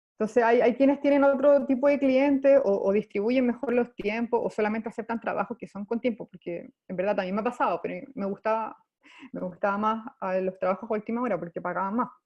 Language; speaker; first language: Spanish; native; Spanish